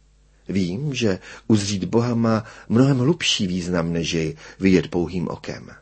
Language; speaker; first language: Czech; native; Czech